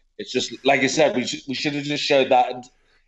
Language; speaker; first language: English; native; English